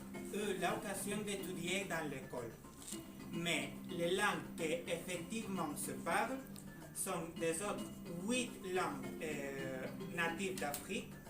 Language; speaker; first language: French; non-native, learner; Spanish